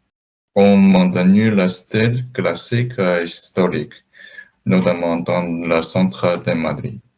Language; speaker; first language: French; non-native, learner; Chinese